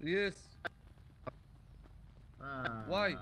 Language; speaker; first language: English; non-native, learner; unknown